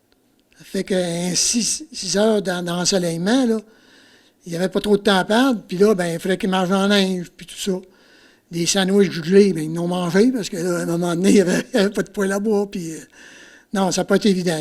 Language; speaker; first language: French; native; French